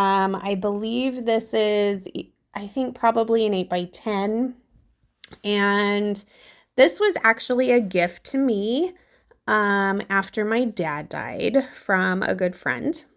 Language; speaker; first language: English; native; English